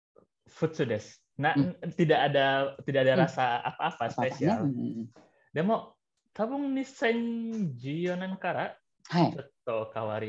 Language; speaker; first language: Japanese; non-native, learner; Indonesian